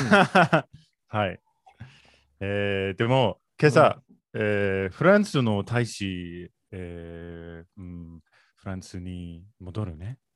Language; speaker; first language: Japanese; non-native, learner; English